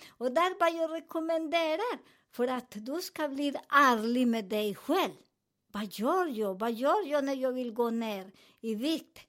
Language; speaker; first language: Swedish; non-native, fluent; Spanish